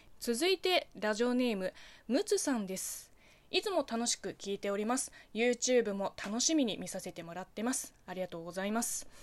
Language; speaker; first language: Japanese; non-native, fluent; Chinese